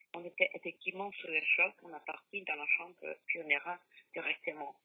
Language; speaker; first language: French; non-native, fluent; Polish